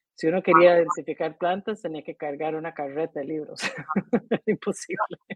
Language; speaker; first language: Spanish; native; Spanish